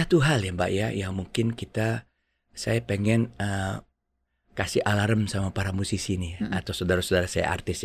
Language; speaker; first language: Indonesian; native; Indonesian